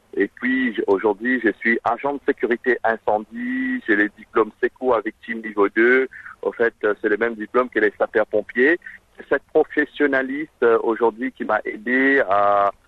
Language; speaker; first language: French; non-native, local second language; Morisyen